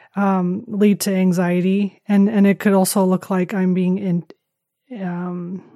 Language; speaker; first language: English; early bilingual, other home language; Chinese